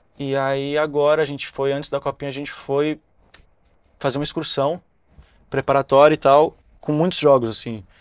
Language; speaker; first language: Portuguese; native; Portuguese